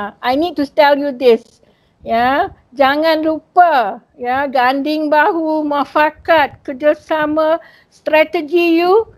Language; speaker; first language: English; non-native, local second language; Malay